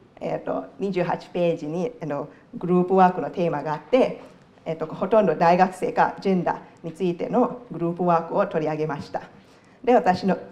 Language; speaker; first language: Japanese; non-native, fluent; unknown